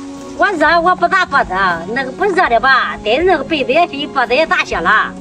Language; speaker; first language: Chinese; native; Chinese